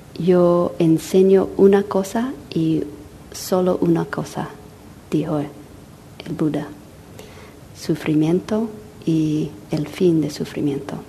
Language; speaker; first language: Spanish; non-native, fluent; English